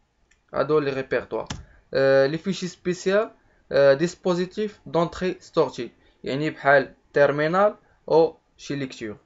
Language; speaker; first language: Arabic; native; Arabic